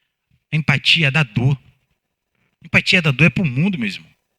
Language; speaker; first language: Portuguese; native; Portuguese